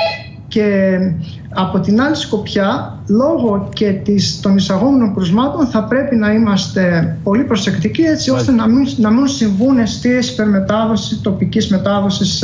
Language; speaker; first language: Greek; native; Greek